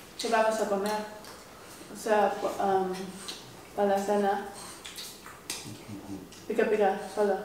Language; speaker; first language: Spanish; non-native, learner; Filipino